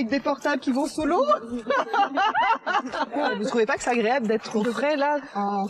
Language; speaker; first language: French; native; French